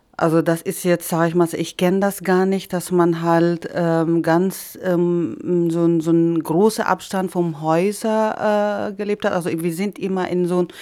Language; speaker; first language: German; non-native, fluent; Filipino